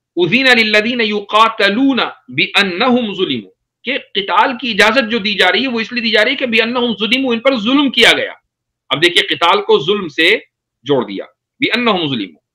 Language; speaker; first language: Urdu; native; Urdu